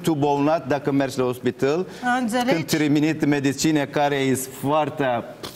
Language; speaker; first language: Romanian; non-native, learner; Turkish